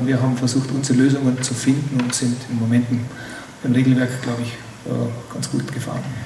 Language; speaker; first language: German; native; German